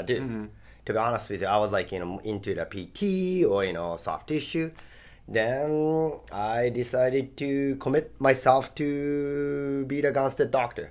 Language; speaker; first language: English; non-native, fluent; Japanese